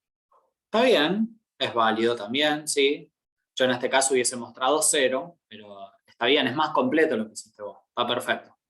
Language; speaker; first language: Spanish; native; Spanish